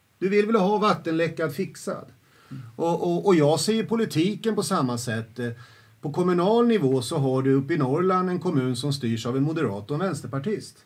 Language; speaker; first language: Swedish; native; Swedish